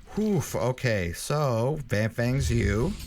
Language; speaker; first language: English; native; English